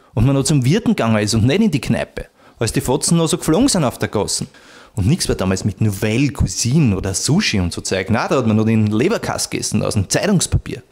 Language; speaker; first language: German; native; German